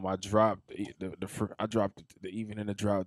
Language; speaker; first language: English; native; English